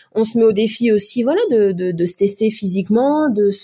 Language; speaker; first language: French; native; French